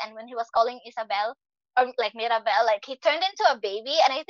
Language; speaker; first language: English; non-native, local second language; Cebuano